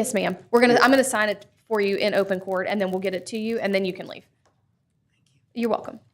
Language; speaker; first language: English; native; English